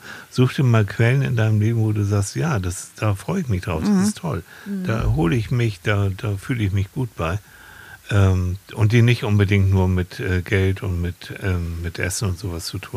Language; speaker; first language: German; native; German